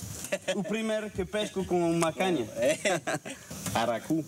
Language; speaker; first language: Portuguese; non-native, learner; French